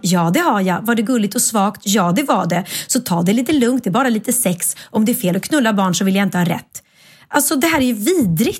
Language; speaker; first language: Swedish; native; Swedish